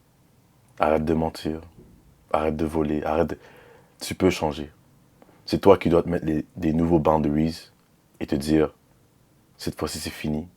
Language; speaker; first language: French; native; French